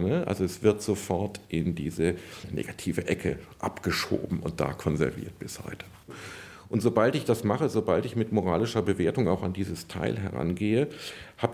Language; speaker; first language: German; native; German